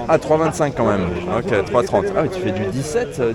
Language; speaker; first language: French; native; French